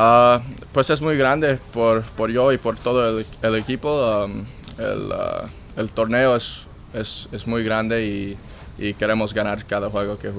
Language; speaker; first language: Spanish; early bilingual, heritage; Spanish